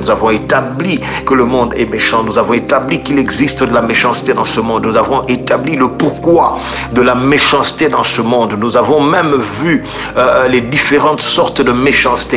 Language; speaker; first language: French; native; French